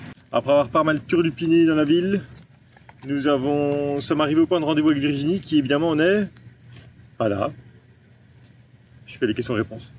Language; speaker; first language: French; native; French